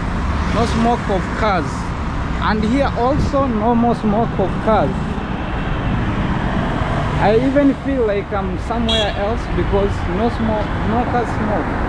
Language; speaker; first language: English; non-native, fluent; Rundi